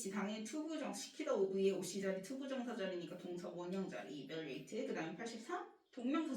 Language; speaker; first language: Korean; native; Korean